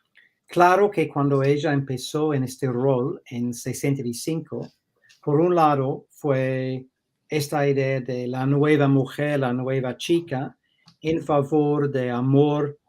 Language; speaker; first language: Spanish; non-native, fluent; English